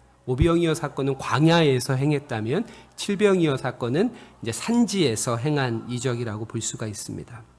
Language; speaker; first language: Korean; native; Korean